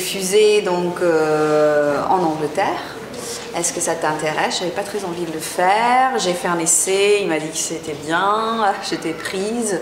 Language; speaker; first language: French; non-native, fluent; English